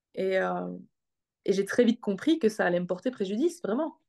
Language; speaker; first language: French; native; French